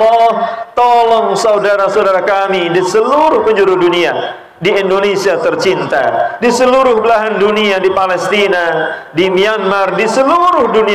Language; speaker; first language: Indonesian; native; Indonesian